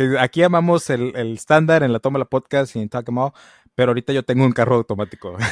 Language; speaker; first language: Spanish; early bilingual, heritage; Spanish